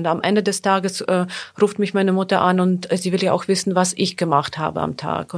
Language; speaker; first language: German; non-native, fluent; Ukrainian